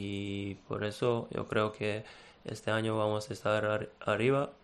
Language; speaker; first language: Spanish; non-native, fluent; Serbian